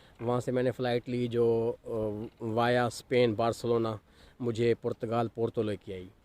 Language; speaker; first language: Urdu; non-native, local second language; Saraiki